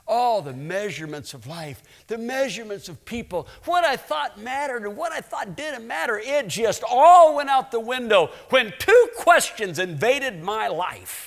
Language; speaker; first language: English; native; English